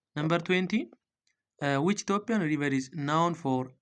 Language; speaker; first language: English; non-native, local second language; Amharic